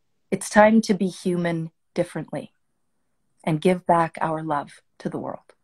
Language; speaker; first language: English; early bilingual, other home language; French